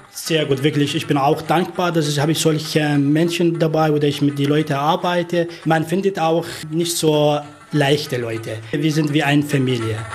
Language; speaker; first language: German; non-native, fluent; Arabic